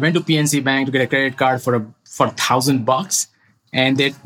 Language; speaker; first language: English; non-native, local second language; Hindi